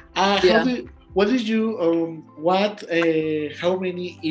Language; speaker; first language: English; non-native, learner; Spanish